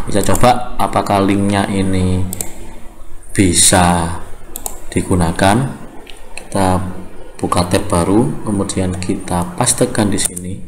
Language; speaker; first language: Indonesian; native; Indonesian